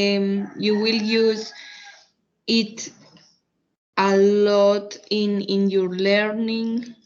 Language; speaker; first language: English; non-native, fluent; Spanish